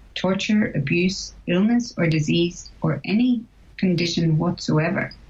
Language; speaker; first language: English; native; English